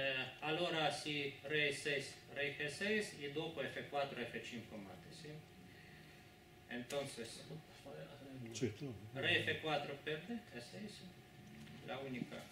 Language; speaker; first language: Italian; non-native, learner; Spanish